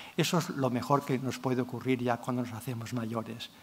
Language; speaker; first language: Spanish; non-native, local second language; Catalan